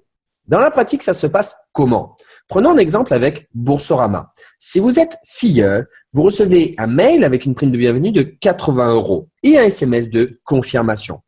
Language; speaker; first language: French; native; French